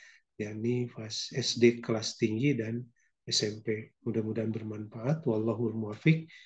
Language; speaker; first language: Indonesian; native; Indonesian